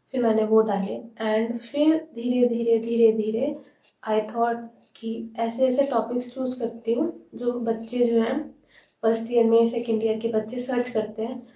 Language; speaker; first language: Hindi; native; Hindi